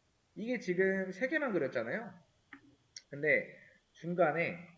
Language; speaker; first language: Korean; native; Korean